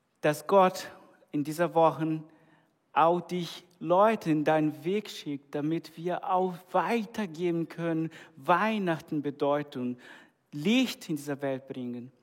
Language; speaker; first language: German; non-native, fluent; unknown